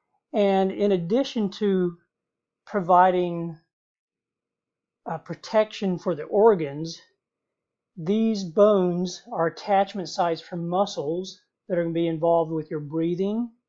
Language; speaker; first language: English; native; English